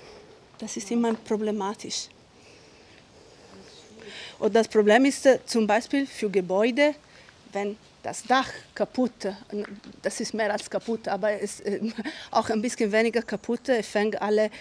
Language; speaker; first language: German; non-native, fluent; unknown